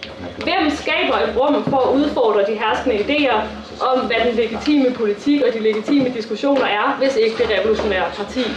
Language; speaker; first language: Danish; native; Danish